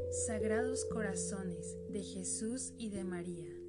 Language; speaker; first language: Spanish; native; Spanish